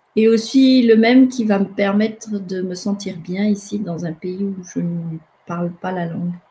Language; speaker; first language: French; non-native, local second language; Malagasy